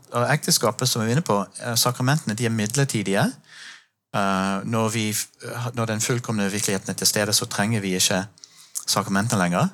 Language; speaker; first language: Norwegian; non-native, fluent; English